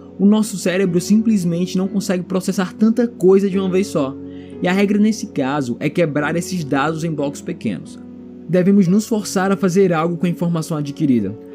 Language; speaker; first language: Portuguese; native; Portuguese